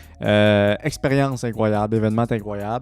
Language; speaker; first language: French; native; French